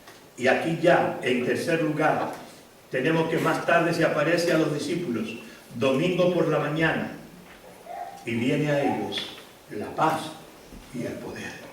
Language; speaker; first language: Spanish; native; Spanish